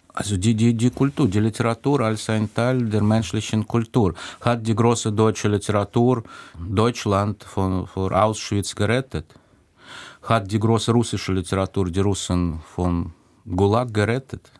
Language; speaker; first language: German; non-native, fluent; Russian